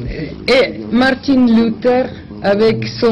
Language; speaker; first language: French; non-native, fluent; Russian